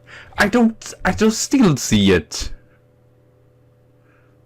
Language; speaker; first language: English; non-native, fluent; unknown